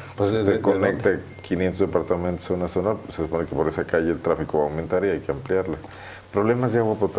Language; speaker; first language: Spanish; native; Spanish